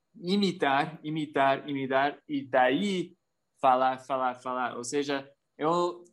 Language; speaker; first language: Portuguese; non-native, fluent; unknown